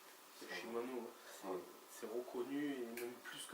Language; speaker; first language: French; native; French